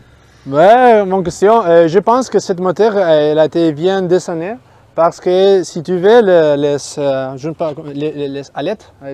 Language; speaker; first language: French; non-native, fluent; Spanish